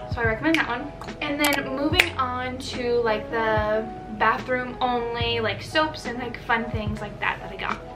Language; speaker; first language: English; native; English